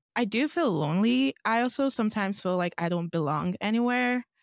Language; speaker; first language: English; non-native, local second language; Yoruba